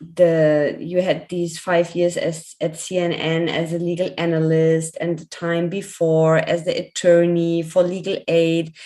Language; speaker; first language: English; non-native, fluent; German